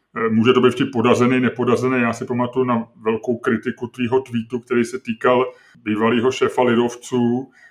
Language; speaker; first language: Czech; native; Czech